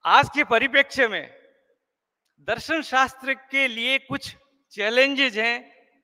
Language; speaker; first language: Hindi; non-native, fluent; Nepali